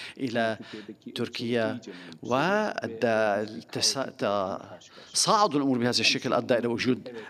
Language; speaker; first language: Arabic; non-native, fluent; Turkish